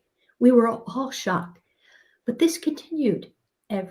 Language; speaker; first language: English; native; English